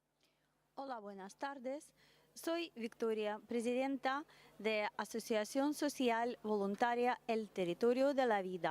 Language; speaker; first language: Spanish; non-native, learner; Russian